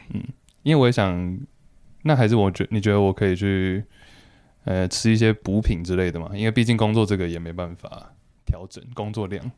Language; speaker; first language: Chinese; native; Chinese